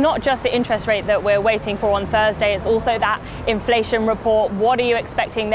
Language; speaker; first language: English; native; English